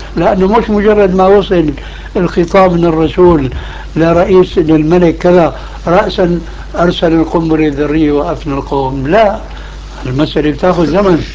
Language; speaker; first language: Arabic; early bilingual, other home language; Albanian